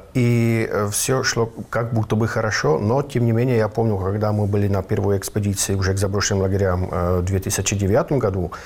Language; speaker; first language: Russian; non-native, fluent; Czech